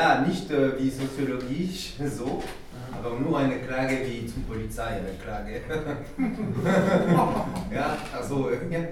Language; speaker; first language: German; non-native, learner; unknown